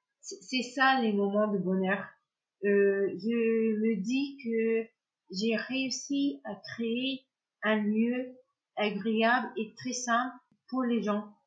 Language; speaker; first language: French; non-native, fluent; English